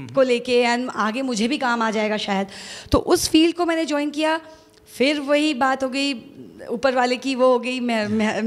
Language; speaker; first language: Hindi; native; Hindi